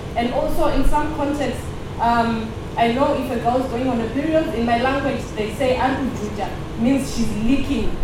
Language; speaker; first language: English; non-native, local second language; Shona